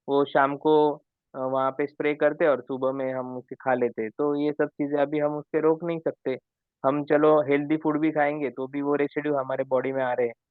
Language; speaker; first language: Hindi; non-native, local second language; Marathi